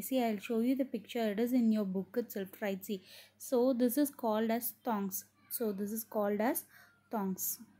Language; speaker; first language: English; non-native, local second language; Tamil